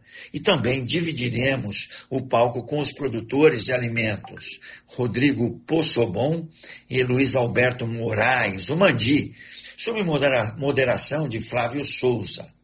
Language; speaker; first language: Portuguese; native; Portuguese